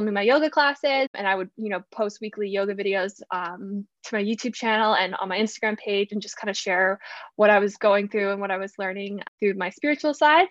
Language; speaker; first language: English; native; English